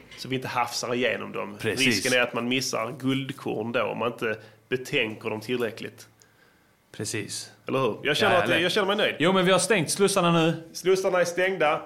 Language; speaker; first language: Swedish; native; Swedish